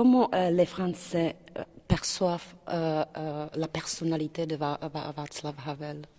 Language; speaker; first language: French; non-native, fluent; Czech